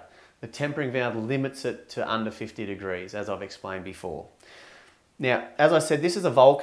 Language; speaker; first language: English; native; English